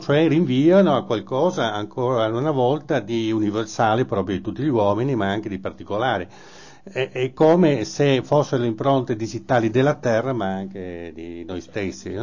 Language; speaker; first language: Italian; native; Italian